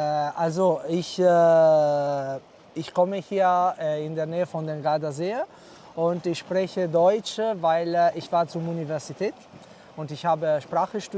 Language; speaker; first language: German; non-native, learner; Italian